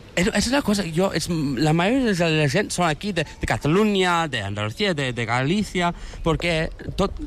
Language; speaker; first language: Catalan; non-native, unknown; English